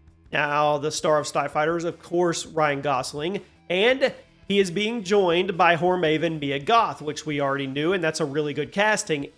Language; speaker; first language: English; native; English